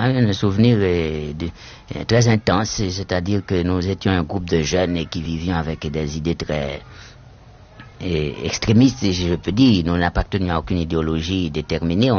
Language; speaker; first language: French; non-native, local second language; Haitian Creole